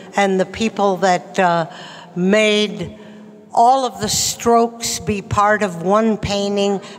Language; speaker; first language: English; early bilingual, other home language; Latvian